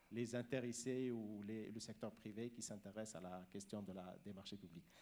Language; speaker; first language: French; non-native, local second language; Arabic